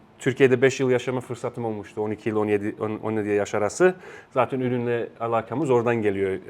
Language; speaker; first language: Turkish; early bilingual, heritage; Turkish